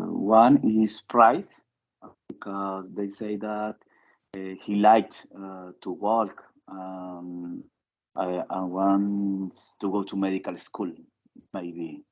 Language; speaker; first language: English; non-native, learner; Spanish